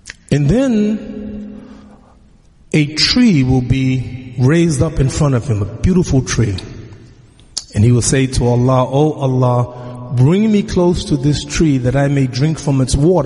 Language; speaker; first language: English; native; English